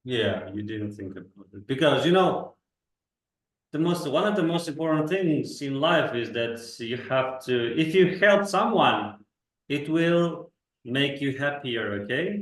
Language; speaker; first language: English; non-native, fluent; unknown